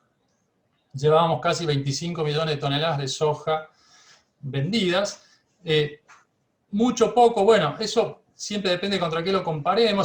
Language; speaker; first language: Spanish; native; Spanish